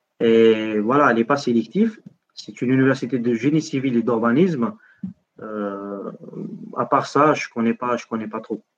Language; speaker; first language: French; non-native, local second language; Arabic